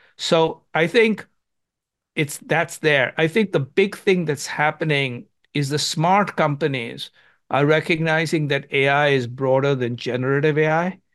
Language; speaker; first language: English; non-native, local second language; Gujarati